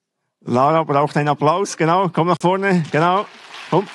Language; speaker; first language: German; native; German